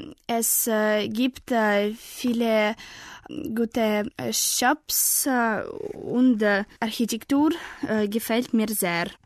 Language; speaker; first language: German; non-native, learner; Russian